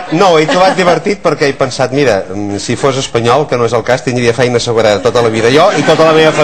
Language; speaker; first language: Catalan; native; Catalan